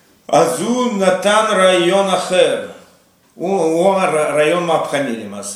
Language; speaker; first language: Hebrew; non-native, fluent; Russian